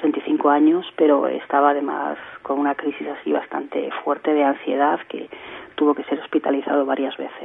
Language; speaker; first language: Spanish; native; Spanish